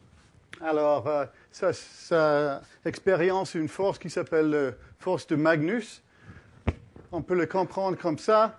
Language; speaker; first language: French; early bilingual, heritage; English